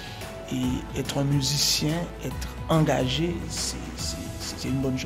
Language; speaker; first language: French; non-native, local second language; Haitian Creole